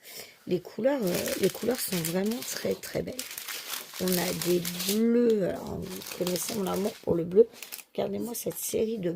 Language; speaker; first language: French; native; French